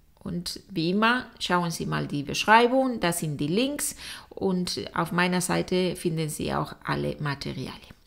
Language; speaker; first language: German; non-native, fluent; Spanish